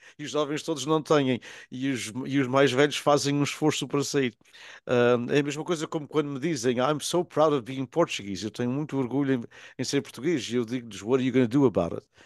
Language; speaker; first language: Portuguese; native; Portuguese